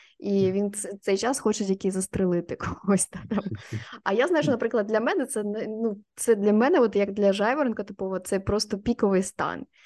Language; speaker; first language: Ukrainian; non-native, local second language; Russian